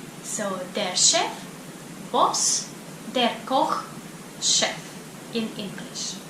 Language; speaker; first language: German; non-native, fluent; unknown